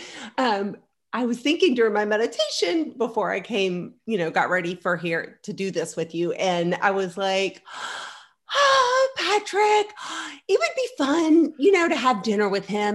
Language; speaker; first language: English; native; English